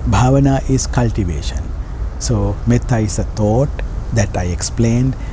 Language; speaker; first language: English; non-native, local second language; Sinhala